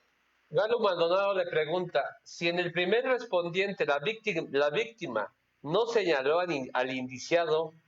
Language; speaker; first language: Spanish; native; Spanish